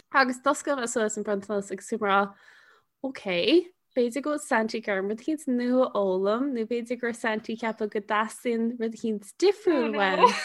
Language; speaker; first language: Irish; non-native, local second language; English